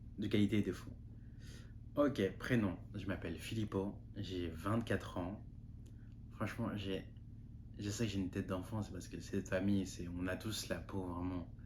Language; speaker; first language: French; non-native, local second language; Malagasy